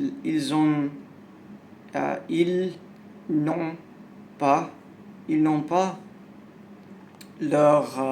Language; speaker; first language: French; non-native, learner; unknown